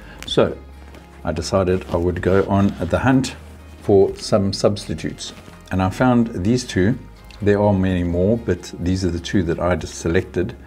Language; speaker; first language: English; native; English